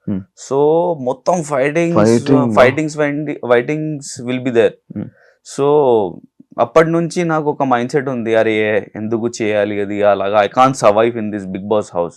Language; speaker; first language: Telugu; non-native, local second language; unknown